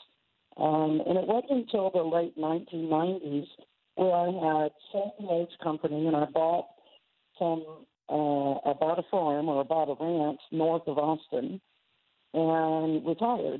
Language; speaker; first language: English; native; English